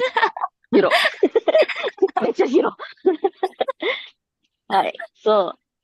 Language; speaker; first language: Japanese; non-native, learner; Swedish